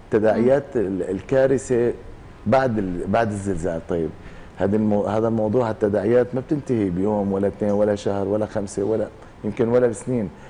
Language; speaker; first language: Arabic; native; Arabic